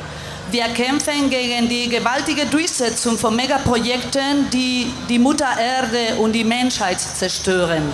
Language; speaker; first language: German; non-native, fluent; Spanish